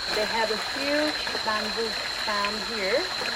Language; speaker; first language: English; non-native, fluent; Vietnamese